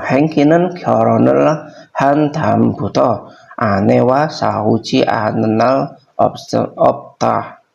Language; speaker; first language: Korean; non-native, fluent; Indonesian